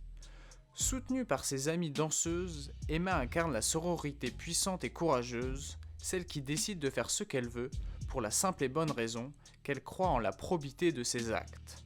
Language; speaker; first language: French; native; French